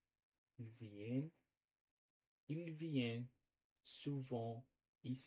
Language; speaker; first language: French; non-native, learner; Portuguese